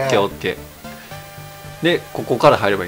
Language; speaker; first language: Japanese; native; Japanese